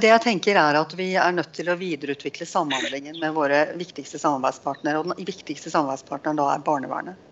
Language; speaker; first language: Norwegian; native; Norwegian